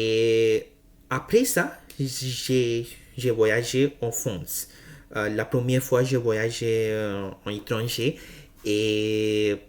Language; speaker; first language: French; non-native, learner; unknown